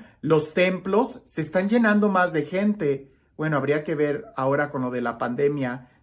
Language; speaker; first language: Spanish; native; Spanish